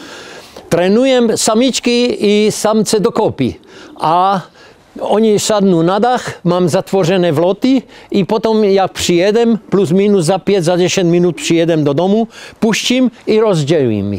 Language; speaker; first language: Polish; non-native, learner; Czech